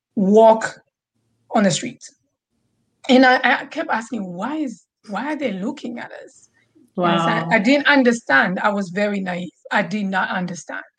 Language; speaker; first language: English; non-native, local second language; Swahili